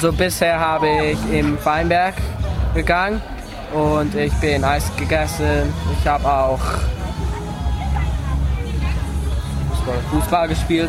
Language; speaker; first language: German; non-native, learner; English